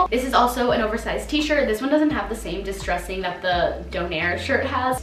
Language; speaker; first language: English; native; English